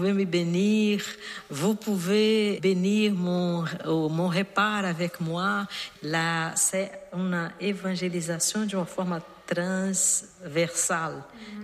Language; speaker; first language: French; non-native, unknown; Portuguese